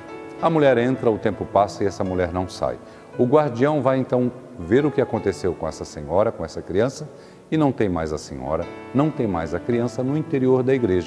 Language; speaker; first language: Portuguese; native; Portuguese